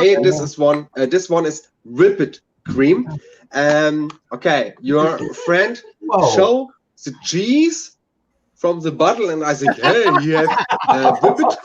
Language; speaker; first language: English; non-native, learner; German